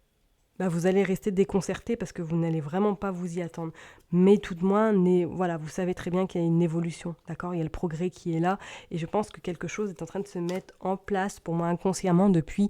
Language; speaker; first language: French; native; French